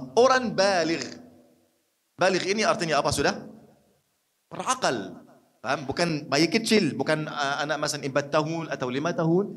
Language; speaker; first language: Malay; non-native, fluent; Arabic